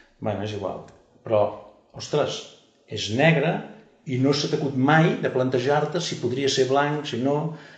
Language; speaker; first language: Catalan; native; Catalan